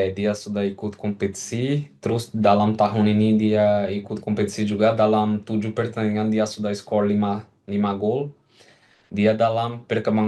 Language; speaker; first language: Indonesian; non-native, fluent; Portuguese